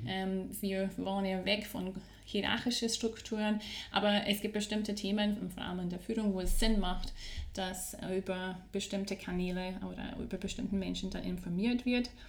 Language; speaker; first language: German; non-native, fluent; English